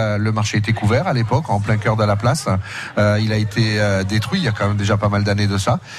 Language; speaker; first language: French; native; French